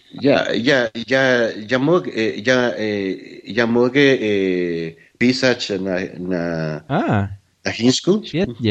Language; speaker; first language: Polish; non-native, learner; Spanish